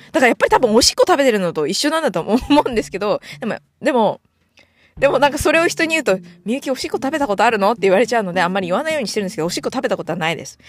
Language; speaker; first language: Japanese; native; Japanese